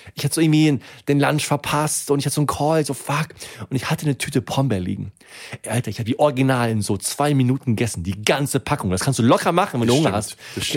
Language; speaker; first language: German; native; German